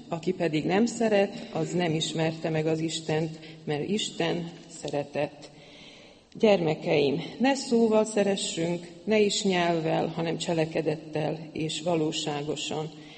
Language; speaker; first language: Hungarian; native; Hungarian